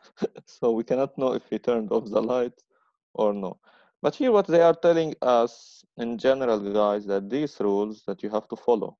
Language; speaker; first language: English; non-native, fluent; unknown